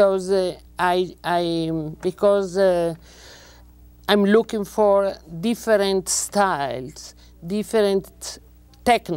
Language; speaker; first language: English; non-native, learner; Italian